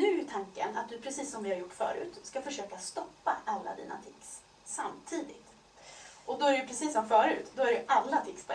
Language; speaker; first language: Swedish; native; Swedish